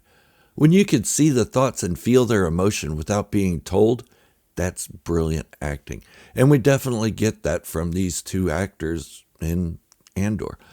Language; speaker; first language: English; native; English